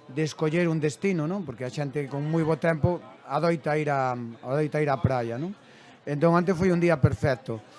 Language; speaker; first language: Galician; native; Galician